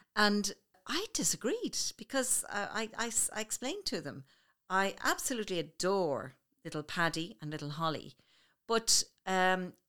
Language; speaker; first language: English; native; English